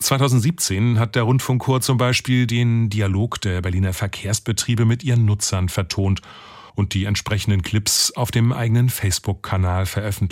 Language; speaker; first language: German; native; German